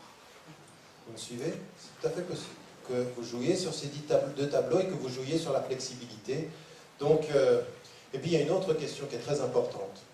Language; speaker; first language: French; native; French